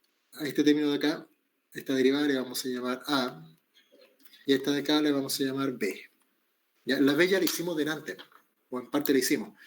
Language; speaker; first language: Spanish; native; Spanish